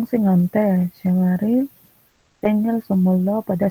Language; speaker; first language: Korean; non-native, learner; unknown